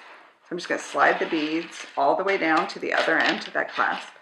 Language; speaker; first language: English; native; English